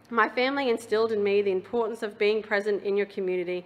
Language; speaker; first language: English; native; English